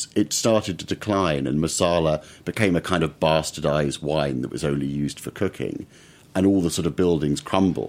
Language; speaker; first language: English; native; English